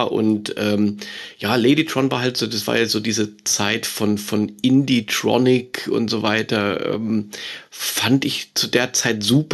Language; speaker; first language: German; native; German